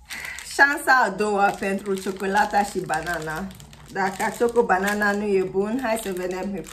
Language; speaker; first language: Romanian; non-native, learner; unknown